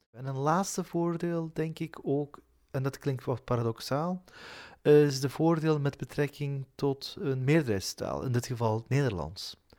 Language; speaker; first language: Dutch; early bilingual, other home language; Turkish